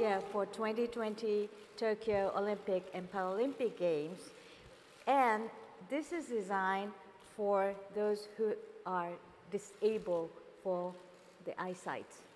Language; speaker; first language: English; non-native, fluent; Japanese